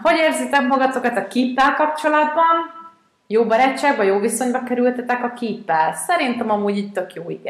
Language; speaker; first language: Hungarian; native; Hungarian